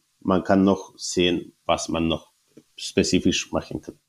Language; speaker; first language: German; non-native, learner; Spanish